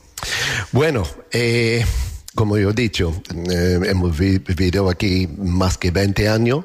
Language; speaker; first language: Spanish; non-native, learner; English